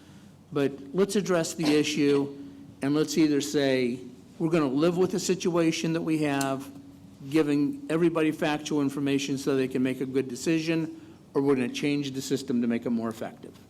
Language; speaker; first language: English; native; English